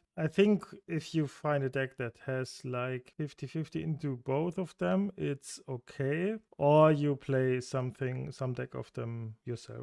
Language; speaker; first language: English; non-native, fluent; German